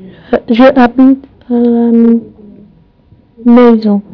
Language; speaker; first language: French; non-native, learner; English